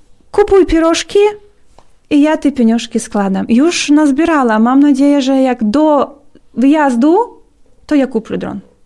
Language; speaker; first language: Ukrainian; native; Ukrainian